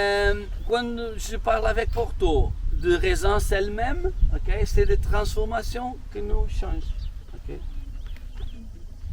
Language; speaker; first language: French; non-native, learner; Portuguese